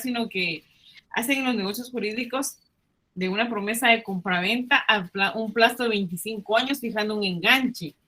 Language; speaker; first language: Spanish; native; Spanish